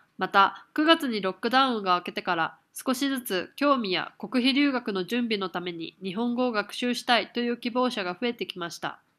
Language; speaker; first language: Japanese; native; Japanese